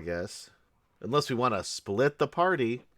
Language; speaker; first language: English; native; English